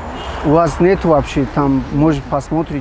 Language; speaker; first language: Russian; non-native, local second language; Tajik